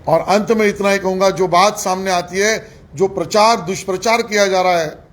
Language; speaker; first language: Hindi; non-native, local second language; Marathi